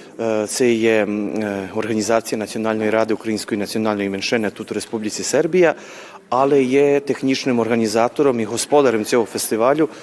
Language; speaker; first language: Ukrainian; early bilingual, heritage; Ukrainian